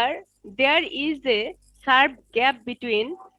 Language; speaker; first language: English; non-native, local second language; Bangla